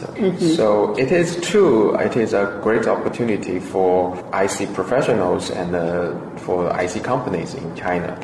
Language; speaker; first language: English; non-native, fluent; Chinese